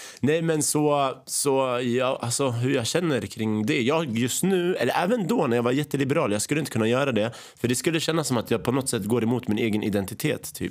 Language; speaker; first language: Swedish; early bilingual, other home language; Arabic